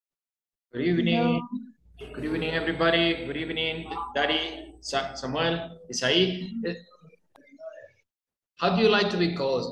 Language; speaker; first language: English; non-native, fluent; Spanish